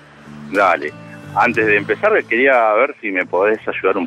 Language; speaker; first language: Spanish; native; Spanish